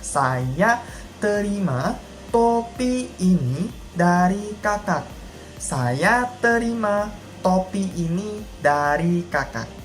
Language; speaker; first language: Indonesian; non-native, fluent; Korean